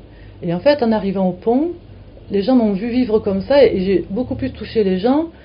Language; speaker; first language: French; native; French